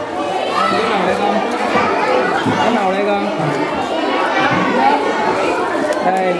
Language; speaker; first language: Vietnamese; native; Vietnamese